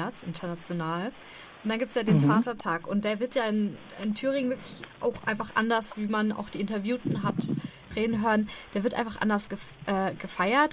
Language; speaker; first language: German; native; German